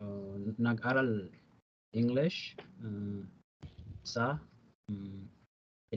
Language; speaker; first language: Filipino; non-native, learner; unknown